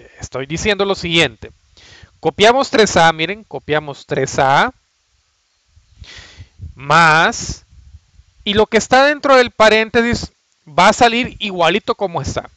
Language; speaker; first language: Spanish; native; Spanish